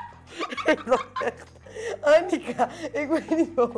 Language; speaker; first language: Dutch; native; Dutch